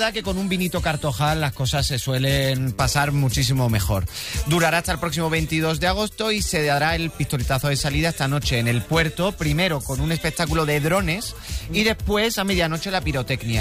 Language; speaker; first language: Spanish; native; Spanish